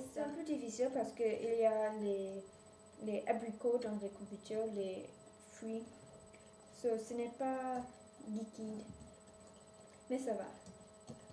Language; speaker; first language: French; non-native, learner; English